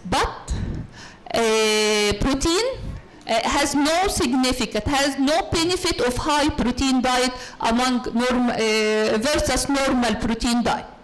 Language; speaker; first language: English; non-native, fluent; Arabic